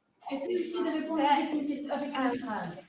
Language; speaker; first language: French; native; French